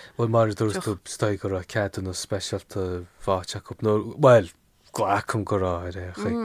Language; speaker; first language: Irish; non-native, local second language; English